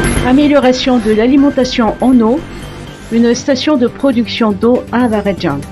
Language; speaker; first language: French; non-native, local second language; Malagasy